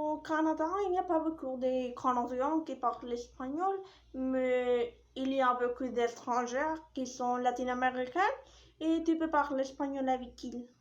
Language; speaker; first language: French; non-native, learner; Spanish